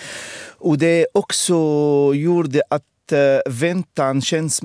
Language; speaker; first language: Swedish; non-native, fluent; Arabic